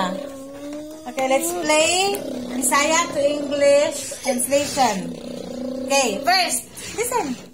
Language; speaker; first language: English; non-native, local second language; Cebuano